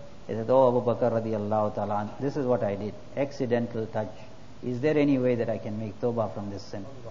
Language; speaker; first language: English; native; English